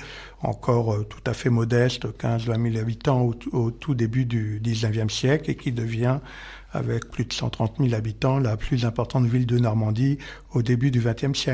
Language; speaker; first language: French; native; French